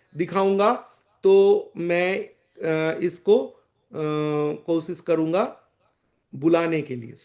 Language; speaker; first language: Hindi; non-native, local second language; Bangla